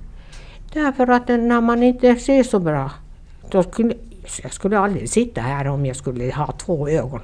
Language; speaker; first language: Swedish; non-native, learner; Finnish